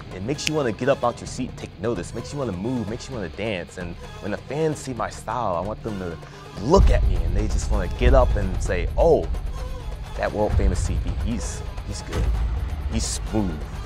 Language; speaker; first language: English; native; English